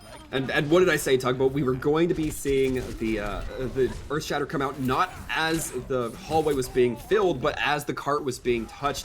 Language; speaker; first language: English; native; English